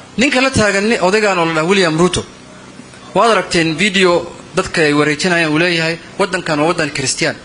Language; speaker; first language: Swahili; non-native, local second language; Somali